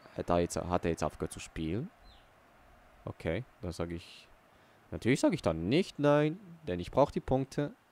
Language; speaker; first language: German; early bilingual, other home language; Portuguese